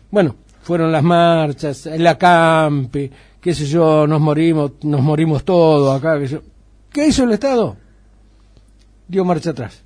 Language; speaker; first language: Spanish; native; Spanish